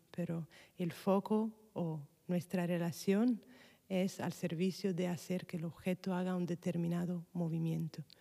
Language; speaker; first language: Spanish; non-native, fluent; Italian